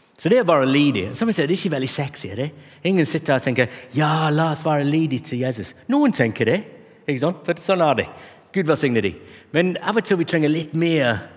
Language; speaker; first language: Norwegian; non-native, fluent; English